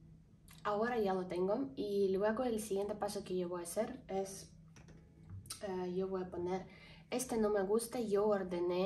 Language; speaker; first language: Spanish; non-native, learner; Ukrainian